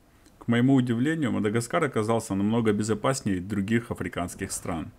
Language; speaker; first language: Russian; native; Russian